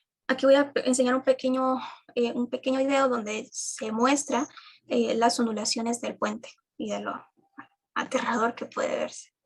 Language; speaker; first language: Spanish; native; Spanish